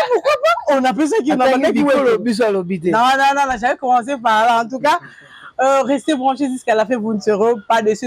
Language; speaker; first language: French; non-native, local second language; Lingala